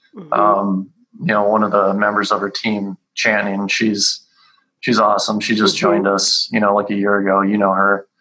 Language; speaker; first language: English; native; English